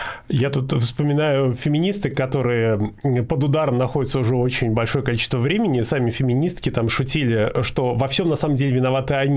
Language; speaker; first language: Russian; native; Russian